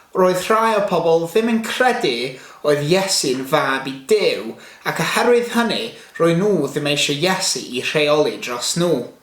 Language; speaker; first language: Welsh; non-native, local second language; English